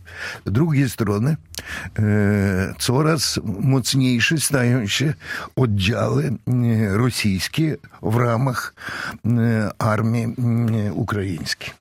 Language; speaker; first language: Polish; non-native, fluent; Russian